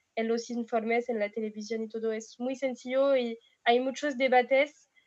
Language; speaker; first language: Spanish; non-native, fluent; French